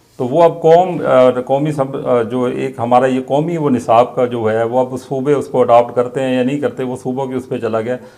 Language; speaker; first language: Urdu; non-native, local second language; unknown